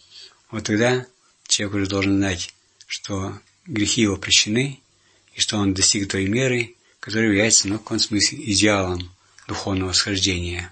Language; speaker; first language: Russian; native; Russian